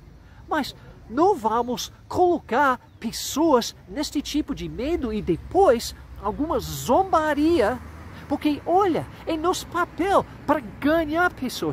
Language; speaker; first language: Portuguese; non-native, fluent; English